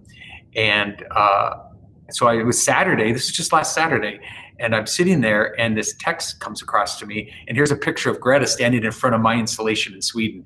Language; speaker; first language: English; native; English